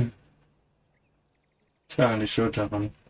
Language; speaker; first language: German; native; German